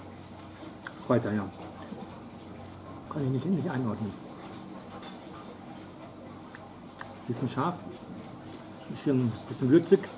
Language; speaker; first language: German; native; German